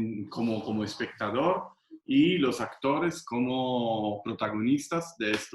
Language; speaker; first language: Spanish; non-native, fluent; Italian